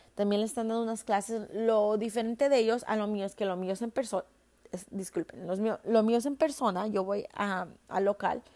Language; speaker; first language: Spanish; early bilingual, heritage; Spanish